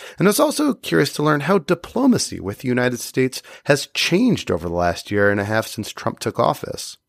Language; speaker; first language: English; native; English